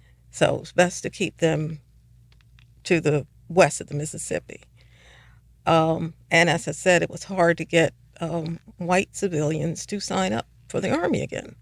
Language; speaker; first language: English; native; English